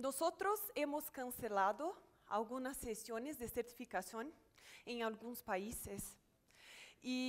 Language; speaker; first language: Spanish; non-native, fluent; Portuguese